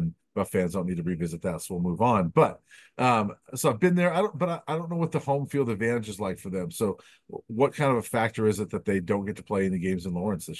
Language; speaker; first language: English; native; English